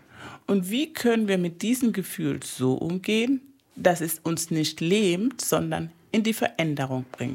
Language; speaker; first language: German; non-native, fluent; Spanish